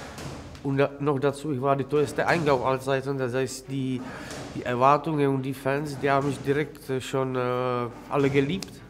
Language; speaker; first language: German; non-native, learner; Czech